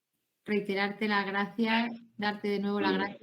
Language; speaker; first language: Spanish; native; Spanish